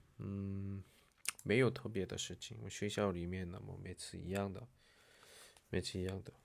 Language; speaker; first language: Chinese; non-native, learner; Korean